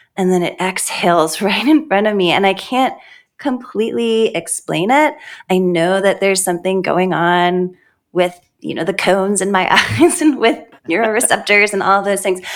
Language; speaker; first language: English; native; English